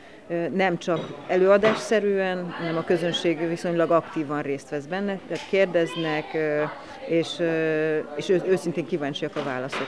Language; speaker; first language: Hungarian; native; Hungarian